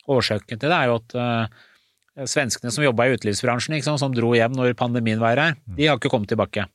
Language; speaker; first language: Norwegian; early bilingual, other home language; Persian